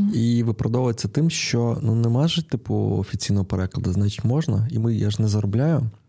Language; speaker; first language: Ukrainian; non-native, local second language; Russian